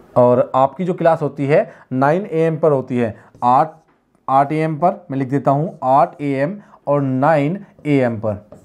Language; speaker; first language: Hindi; native; Hindi